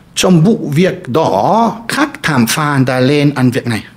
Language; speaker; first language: Vietnamese; non-native, fluent; German